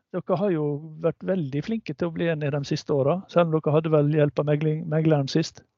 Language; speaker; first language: Norwegian; native; Norwegian